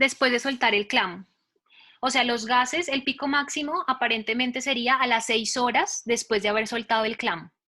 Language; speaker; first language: Spanish; native; Spanish